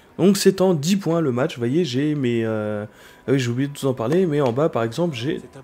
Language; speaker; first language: French; native; French